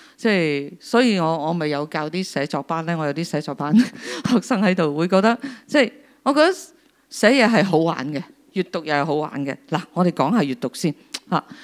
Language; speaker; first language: Cantonese; native; Cantonese